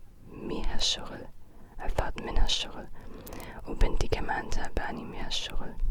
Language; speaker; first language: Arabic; non-native, learner; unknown